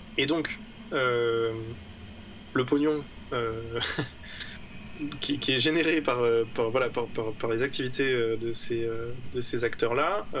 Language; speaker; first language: French; native; French